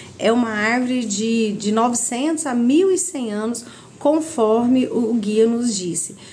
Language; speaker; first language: Portuguese; native; Portuguese